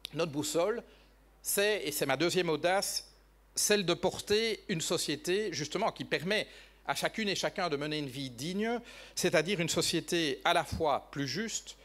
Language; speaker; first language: French; native; French